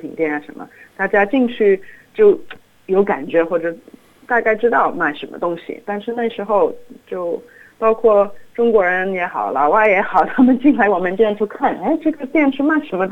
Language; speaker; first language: Chinese; non-native, fluent; English